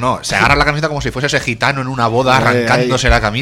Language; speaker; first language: Spanish; native; Spanish